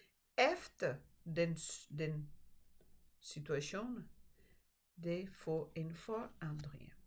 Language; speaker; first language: Danish; non-native, fluent; Portuguese